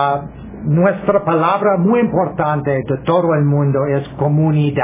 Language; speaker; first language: Spanish; non-native, learner; English